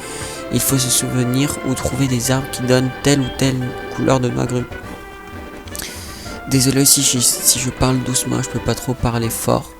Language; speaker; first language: French; native; French